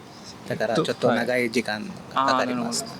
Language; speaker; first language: Japanese; non-native, learner; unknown